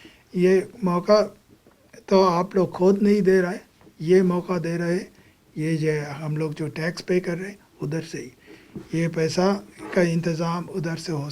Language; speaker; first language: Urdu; non-native, fluent; Bangla